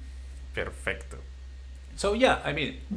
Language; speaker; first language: English; non-native, fluent; Spanish